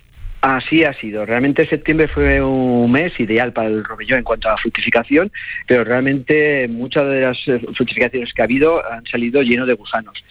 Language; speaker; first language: Spanish; native; Spanish